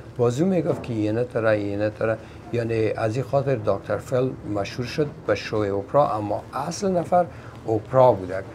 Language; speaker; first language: Persian; native; Persian